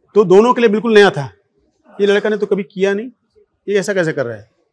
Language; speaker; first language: Hindi; non-native, local second language; Sadri